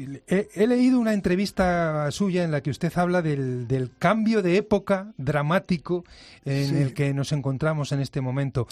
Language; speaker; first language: Spanish; native; Spanish